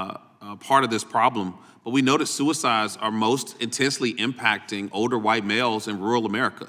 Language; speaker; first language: English; native; English